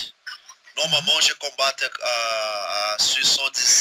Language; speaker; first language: French; non-native, learner; Portuguese